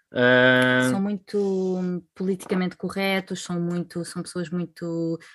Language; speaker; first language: Portuguese; native; Portuguese